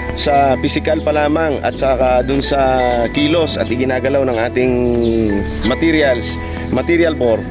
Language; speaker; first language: Filipino; native; Filipino